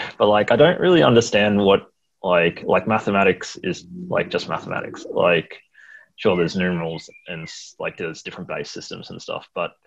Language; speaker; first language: English; native; English